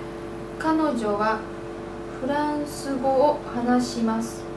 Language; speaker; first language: Japanese; non-native, learner; English